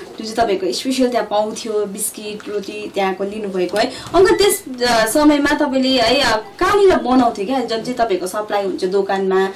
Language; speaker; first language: Nepali; native; Nepali